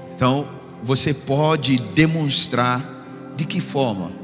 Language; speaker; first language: Portuguese; non-native, fluent; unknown